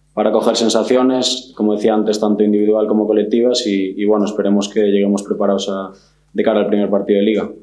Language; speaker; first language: Spanish; native; Spanish